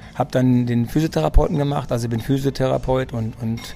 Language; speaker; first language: German; early bilingual, other home language; Greek